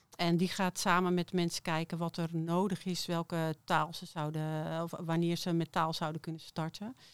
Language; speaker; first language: Dutch; native; Dutch